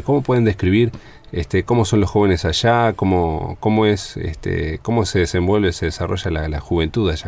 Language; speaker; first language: Spanish; native; Spanish